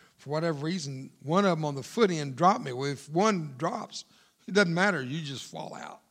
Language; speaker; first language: English; early bilingual, other home language; Spanish